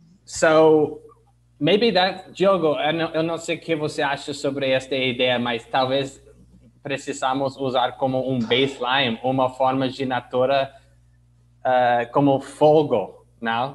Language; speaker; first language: Portuguese; non-native, learner; English